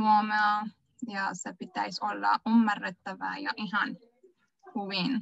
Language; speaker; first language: Finnish; non-native, learner; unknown